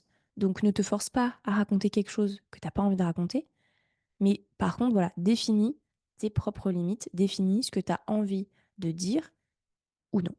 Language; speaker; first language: French; native; French